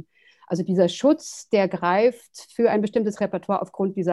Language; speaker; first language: German; native; German